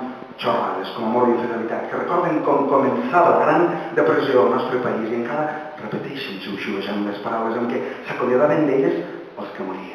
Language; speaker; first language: Catalan; native; Catalan